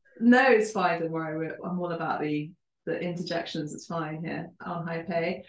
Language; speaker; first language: English; early bilingual, other home language; Spanish